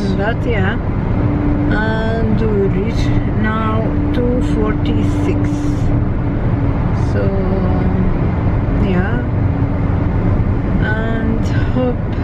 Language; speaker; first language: English; non-native, learner; Arabic